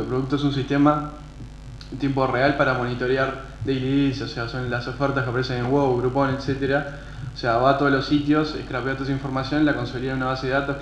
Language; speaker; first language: Spanish; native; Spanish